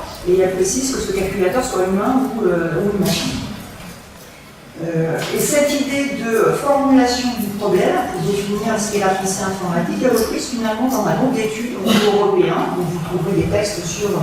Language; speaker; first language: French; native; French